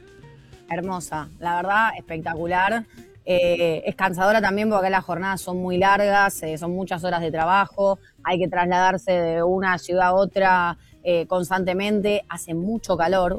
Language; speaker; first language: Spanish; native; Spanish